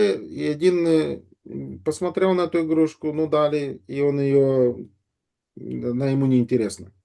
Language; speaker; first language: Russian; native; Russian